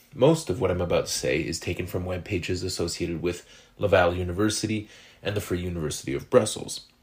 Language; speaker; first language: English; non-native, fluent; French